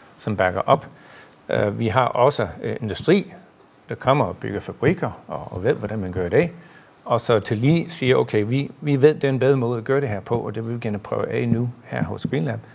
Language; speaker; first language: Danish; non-native, fluent; English